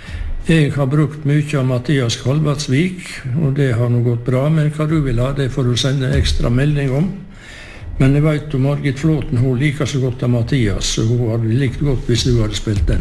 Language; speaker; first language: Norwegian; native; Norwegian